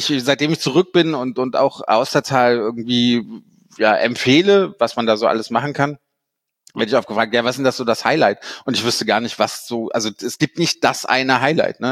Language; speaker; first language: German; native; German